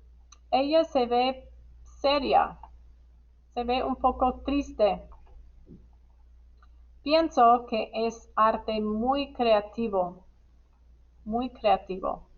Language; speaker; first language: Spanish; non-native, fluent; English